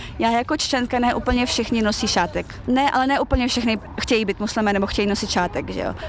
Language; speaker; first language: Czech; early bilingual, heritage; Czech